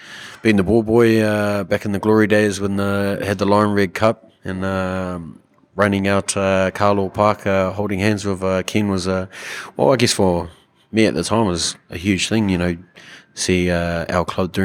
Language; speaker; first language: English; native; English